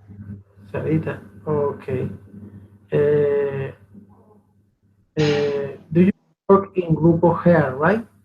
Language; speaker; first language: English; non-native, learner; Spanish